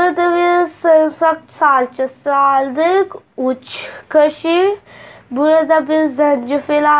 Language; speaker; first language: Turkish; non-native, learner; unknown